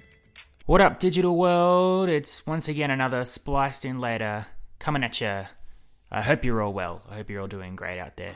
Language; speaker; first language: English; native; English